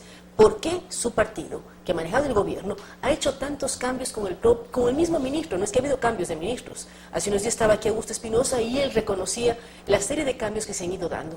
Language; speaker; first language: Spanish; native; Spanish